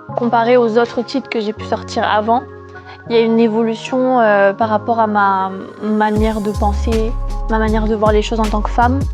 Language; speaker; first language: French; early bilingual, other home language; Malagasy